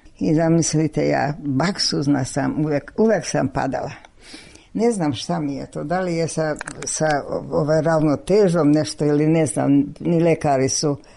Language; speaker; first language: Serbian; non-native, local second language; Hungarian